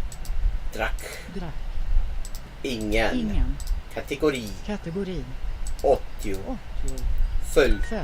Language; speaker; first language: Swedish; non-native, learner; English